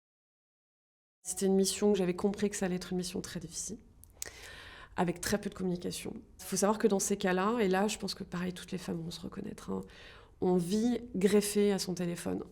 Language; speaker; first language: French; native; French